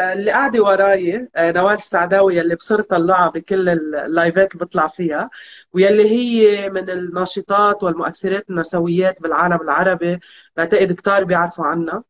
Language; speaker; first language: Arabic; native; Arabic